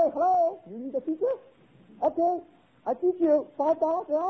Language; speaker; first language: English; non-native, fluent; Chinese